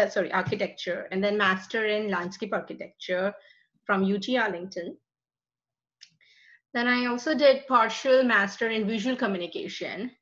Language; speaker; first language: English; non-native, local second language; Hindi